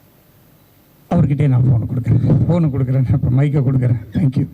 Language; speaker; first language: Tamil; native; Tamil